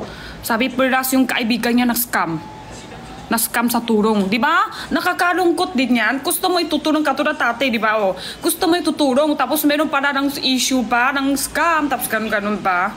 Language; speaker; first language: Filipino; non-native, learner; Chinese